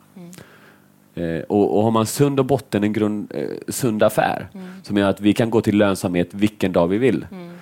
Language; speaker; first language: Swedish; early bilingual, other home language; Finnish